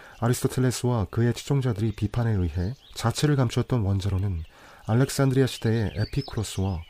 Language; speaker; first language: Korean; native; Korean